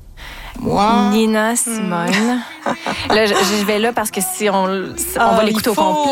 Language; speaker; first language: French; native; French